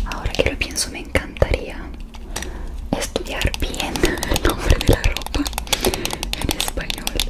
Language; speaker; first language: Spanish; non-native, fluent; Italian